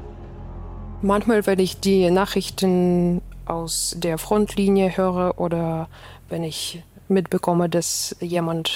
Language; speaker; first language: German; non-native, fluent; Ukrainian